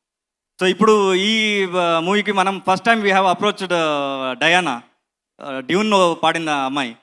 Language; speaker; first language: Telugu; non-native, learner; Kannada